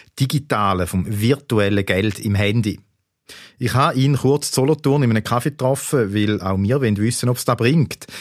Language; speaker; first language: German; native; German